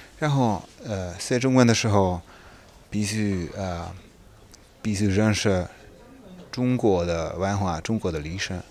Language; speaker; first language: Chinese; non-native, fluent; Hungarian